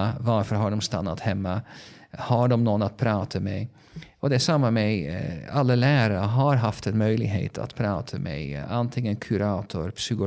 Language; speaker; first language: Swedish; non-native, fluent; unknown